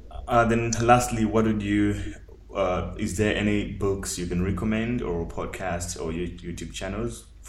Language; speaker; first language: English; non-native, local second language; Nyanja